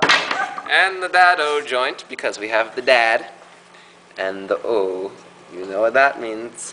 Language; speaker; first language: English; native; English